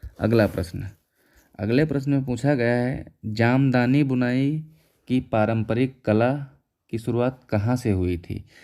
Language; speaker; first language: Hindi; native; Hindi